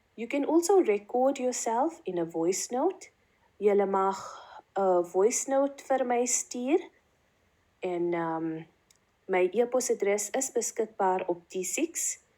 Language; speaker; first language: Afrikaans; non-native, local second language; English